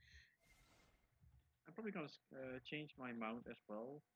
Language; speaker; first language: English; non-native, fluent; Dutch